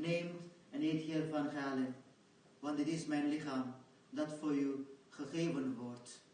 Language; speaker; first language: Dutch; non-native, fluent; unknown